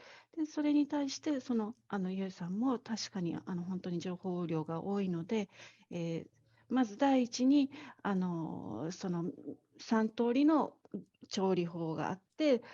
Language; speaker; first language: Japanese; native; Japanese